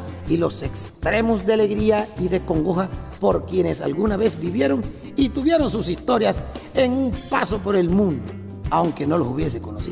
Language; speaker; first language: Spanish; native; Spanish